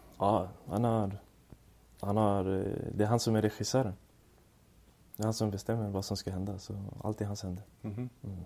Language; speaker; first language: Swedish; early bilingual, other home language; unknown